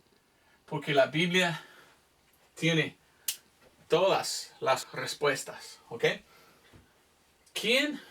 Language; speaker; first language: Spanish; non-native, fluent; English